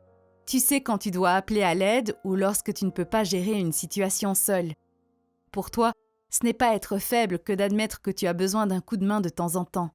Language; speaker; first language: French; native; French